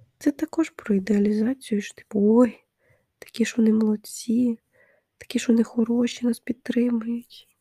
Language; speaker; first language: Ukrainian; non-native, local second language; Russian